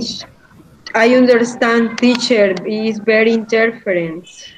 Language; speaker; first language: English; non-native, learner; Spanish